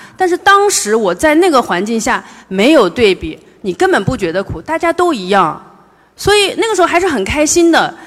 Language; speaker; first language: Chinese; native; Chinese